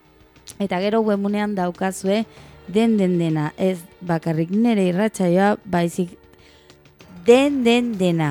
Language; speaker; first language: Basque; non-native, local second language; Spanish